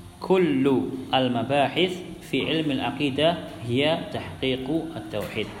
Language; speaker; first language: Arabic; non-native, fluent; Indonesian